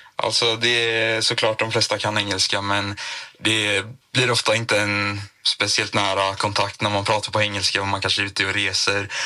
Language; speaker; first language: Swedish; native; Swedish